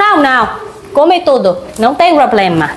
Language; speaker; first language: Portuguese; non-native, learner; Vietnamese